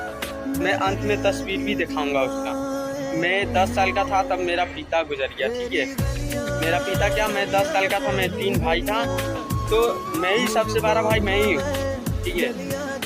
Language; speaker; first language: Hindi; non-native, local second language; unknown